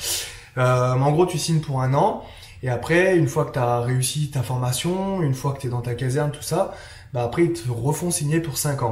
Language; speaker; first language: French; native; French